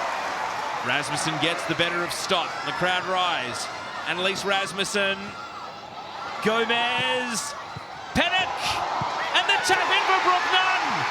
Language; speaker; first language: English; native; English